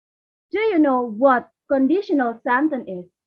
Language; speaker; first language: English; non-native, learner; Indonesian